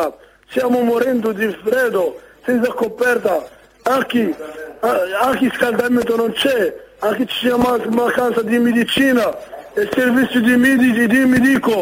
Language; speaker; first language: Italian; non-native, learner; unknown